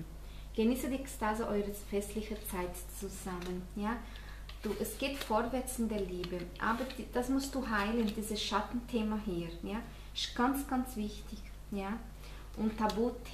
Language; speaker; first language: German; non-native, fluent; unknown